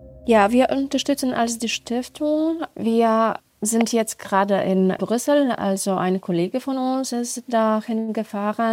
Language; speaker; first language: German; non-native, fluent; Polish